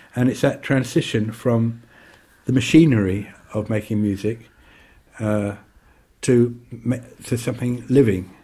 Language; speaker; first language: English; native; English